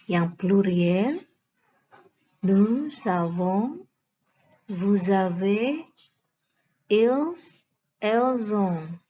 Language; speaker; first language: French; non-native, fluent; Indonesian